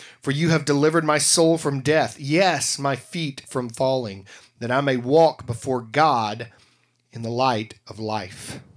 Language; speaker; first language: English; native; English